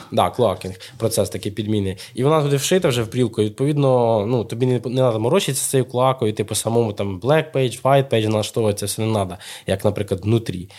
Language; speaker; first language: Ukrainian; non-native, local second language; Russian